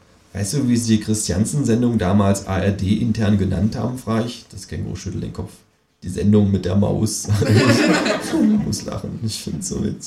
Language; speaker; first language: German; native; German